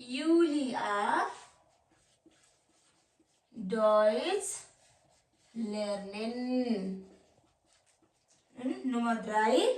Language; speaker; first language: German; non-native, fluent; Nepali